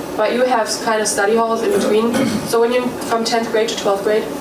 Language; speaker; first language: English; non-native, fluent; German